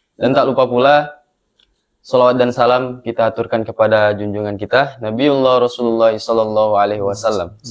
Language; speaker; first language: Indonesian; native; Indonesian